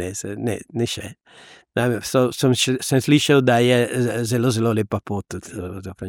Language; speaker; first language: Slovenian; non-native, learner; Italian